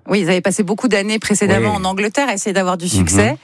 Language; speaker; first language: French; native; French